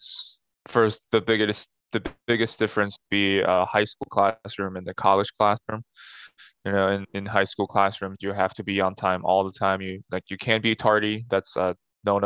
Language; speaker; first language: English; non-native, fluent; Chinese